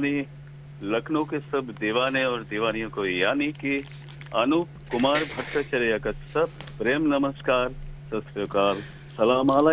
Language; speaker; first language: Hindi; non-native, local second language; Bangla